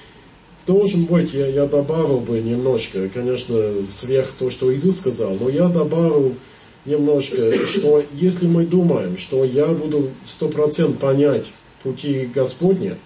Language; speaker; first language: Russian; non-native, fluent; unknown